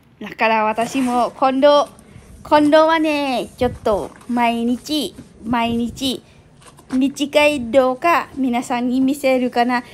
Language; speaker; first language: Japanese; non-native, learner; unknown